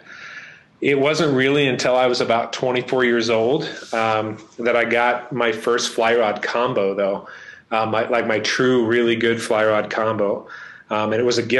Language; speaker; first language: English; native; English